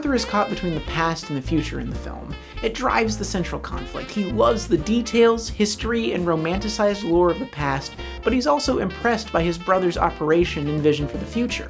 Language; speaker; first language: English; native; English